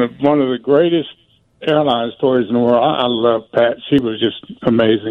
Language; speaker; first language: English; native; English